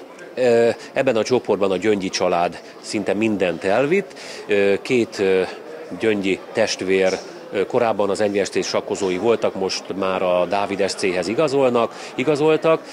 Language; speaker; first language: Hungarian; native; Hungarian